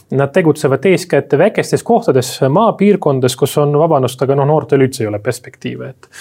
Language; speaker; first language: Estonian; non-native, local second language; Russian